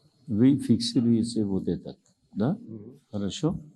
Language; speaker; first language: Russian; non-native, learner; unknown